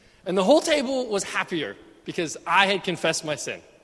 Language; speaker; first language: English; native; English